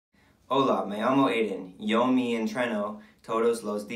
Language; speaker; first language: Spanish; non-native, learner; English